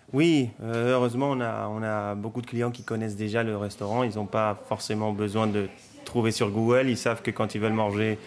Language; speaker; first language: French; non-native, fluent; Spanish